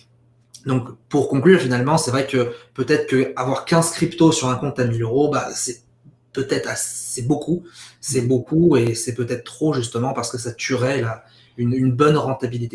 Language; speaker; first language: French; native; French